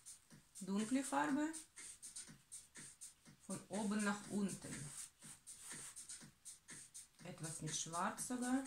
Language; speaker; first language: German; non-native, learner; Russian